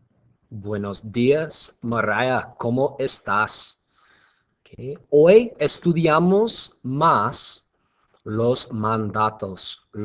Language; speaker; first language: Spanish; non-native, fluent; English